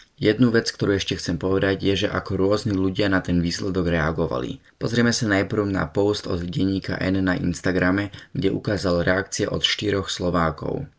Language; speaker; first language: Slovak; early bilingual, heritage; Slovak